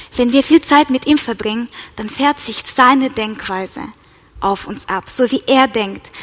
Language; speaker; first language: German; non-native, fluent; Russian